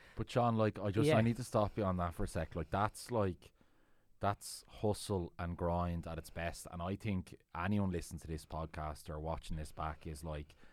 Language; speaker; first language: English; native; English